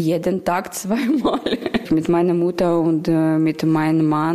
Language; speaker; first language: German; non-native, learner; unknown